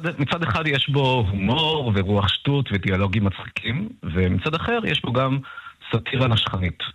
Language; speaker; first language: Hebrew; early bilingual, other home language; Russian